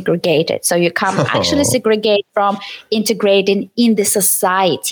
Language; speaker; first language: English; non-native, fluent; Ukrainian